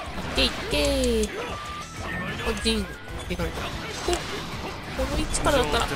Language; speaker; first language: Japanese; native; Japanese